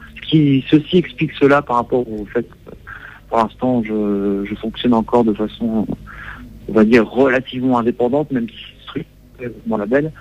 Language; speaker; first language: French; native; French